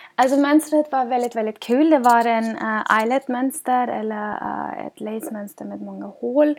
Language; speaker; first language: Swedish; non-native, fluent; German